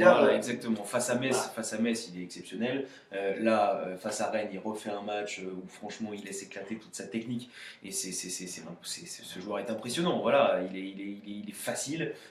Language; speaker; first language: French; native; French